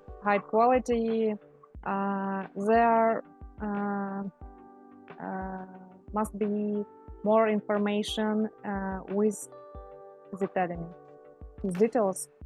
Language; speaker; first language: English; non-native, learner; Russian